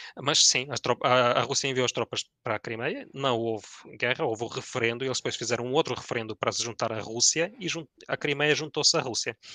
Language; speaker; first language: Portuguese; early bilingual, other home language; Ukrainian